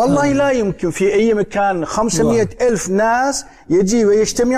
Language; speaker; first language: Arabic; non-native, learner; Turkish